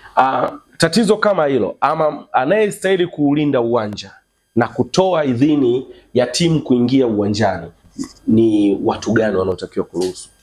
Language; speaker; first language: Swahili; native; Swahili